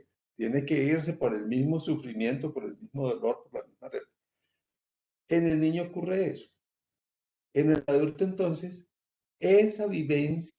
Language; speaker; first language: Spanish; native; Spanish